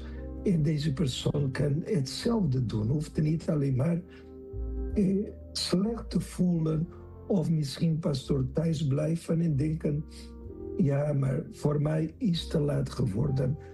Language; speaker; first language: Dutch; non-native, fluent; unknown